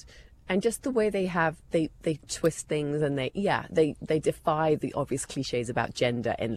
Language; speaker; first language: English; native; English